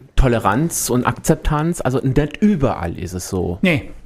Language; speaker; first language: German; native; German